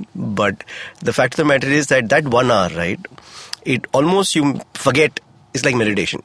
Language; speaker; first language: English; non-native, local second language; Hindi